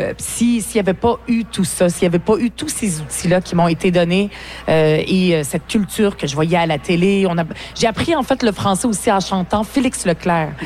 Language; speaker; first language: French; early bilingual, other home language; Arabic